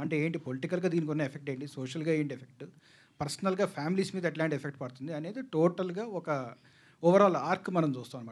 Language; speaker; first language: Telugu; native; Telugu